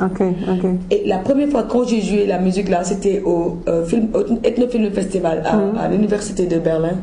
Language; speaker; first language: French; non-native, local second language; Jola-Fonyi